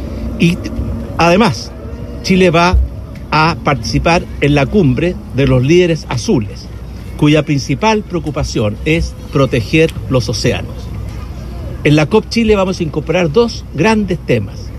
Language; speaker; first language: Spanish; native; Spanish